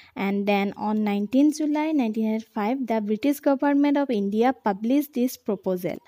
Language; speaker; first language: English; non-native, local second language; Assamese